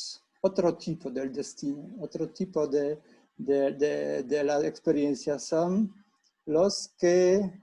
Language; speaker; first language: Spanish; non-native, fluent; Polish